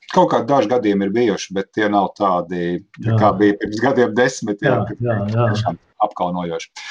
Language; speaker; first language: Latvian; native; Latvian